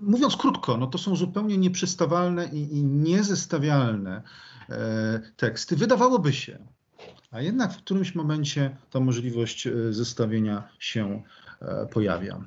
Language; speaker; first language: Polish; native; Polish